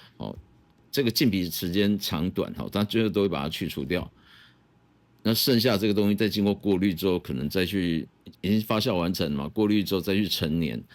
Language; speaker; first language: Chinese; native; Chinese